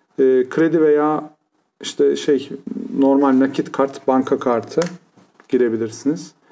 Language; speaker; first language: Turkish; native; Turkish